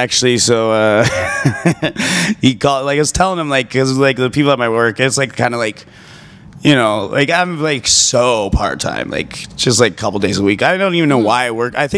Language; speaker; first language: English; native; English